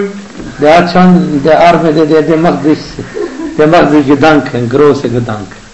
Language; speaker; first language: German; non-native, fluent; Arabic